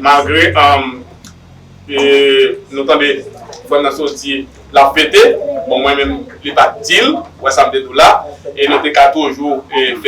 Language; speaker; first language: French; non-native, learner; Haitian Creole